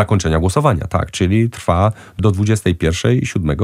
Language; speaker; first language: Polish; native; Polish